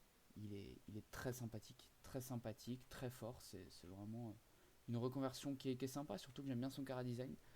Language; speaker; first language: French; native; French